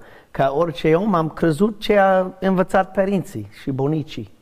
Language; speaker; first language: Romanian; non-native, learner; English